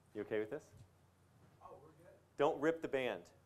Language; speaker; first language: English; native; English